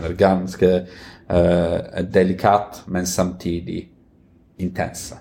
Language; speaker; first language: Norwegian; non-native, fluent; Italian